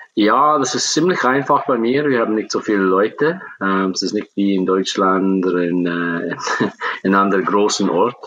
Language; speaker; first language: German; non-native, fluent; English